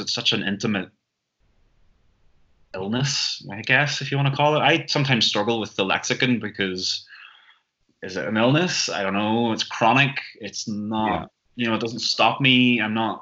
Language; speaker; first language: English; native; English